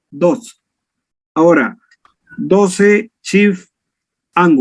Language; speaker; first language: Spanish; native; Spanish